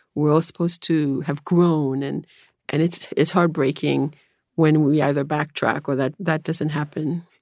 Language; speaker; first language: English; early bilingual, other home language; Haitian Creole